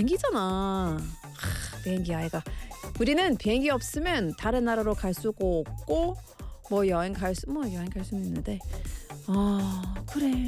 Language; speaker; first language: Korean; non-native, fluent; English